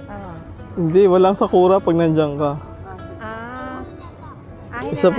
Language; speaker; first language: Filipino; native; Filipino